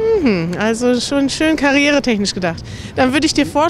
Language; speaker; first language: German; native; German